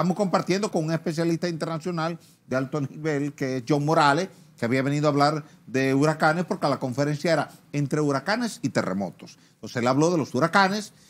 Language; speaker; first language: Spanish; native; Spanish